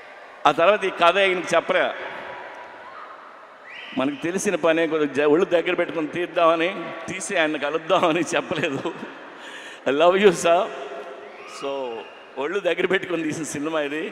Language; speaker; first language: Telugu; native; Telugu